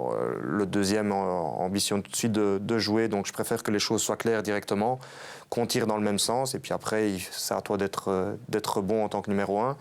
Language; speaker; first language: French; native; French